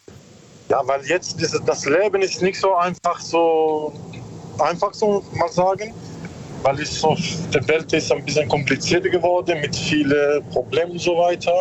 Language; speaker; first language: German; non-native, learner; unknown